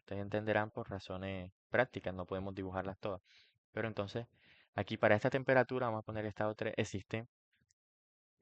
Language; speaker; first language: Spanish; native; Spanish